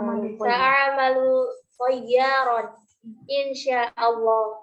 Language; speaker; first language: Arabic; non-native, learner; Indonesian